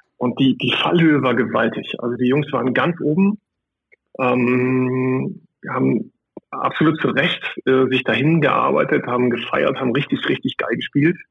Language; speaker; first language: German; native; German